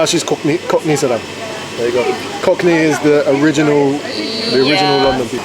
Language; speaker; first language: English; native; English